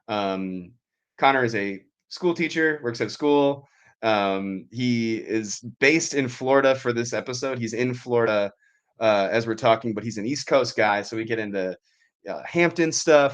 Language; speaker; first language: English; native; English